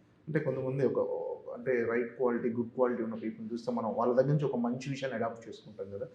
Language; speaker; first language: Telugu; native; Telugu